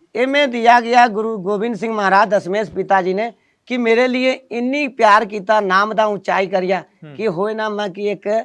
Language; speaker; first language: Punjabi; non-native, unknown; Nepali